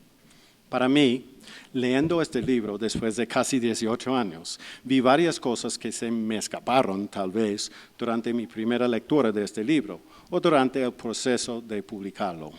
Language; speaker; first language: Spanish; non-native, fluent; English